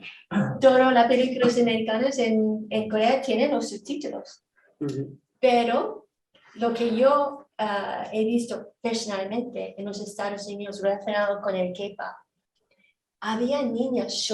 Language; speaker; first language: Spanish; non-native, fluent; Korean